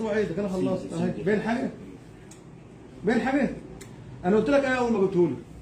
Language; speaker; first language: Arabic; native; Arabic